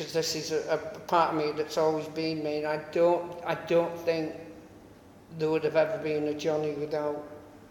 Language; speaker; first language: English; native; English